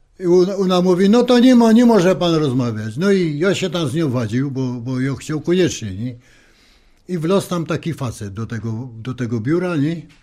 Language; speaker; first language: Polish; native; Polish